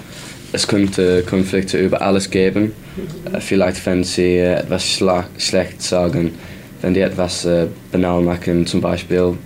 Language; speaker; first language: German; non-native, learner; English